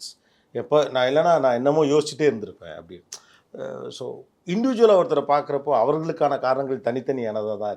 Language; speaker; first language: Tamil; native; Tamil